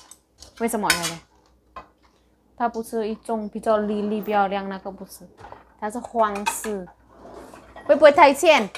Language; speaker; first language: Chinese; non-native, learner; Indonesian